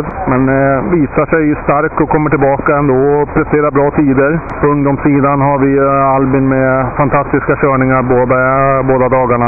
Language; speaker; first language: Swedish; native; Swedish